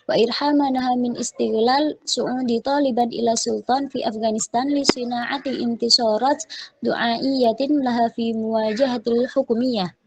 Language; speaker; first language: Arabic; non-native, learner; Indonesian